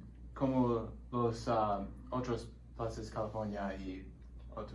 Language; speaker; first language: Spanish; non-native, learner; English